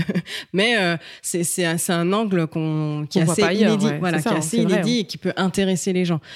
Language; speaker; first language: French; native; French